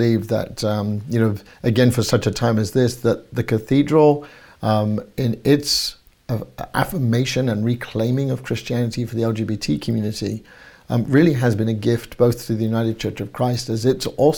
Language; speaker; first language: English; native; English